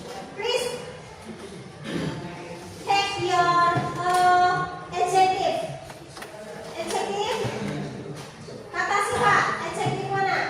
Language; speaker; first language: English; non-native, learner; Indonesian